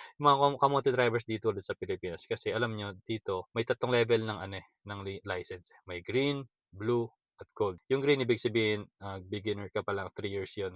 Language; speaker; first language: Filipino; native; Filipino